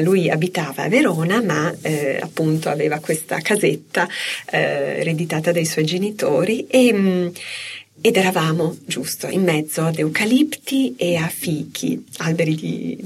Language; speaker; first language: Italian; native; Italian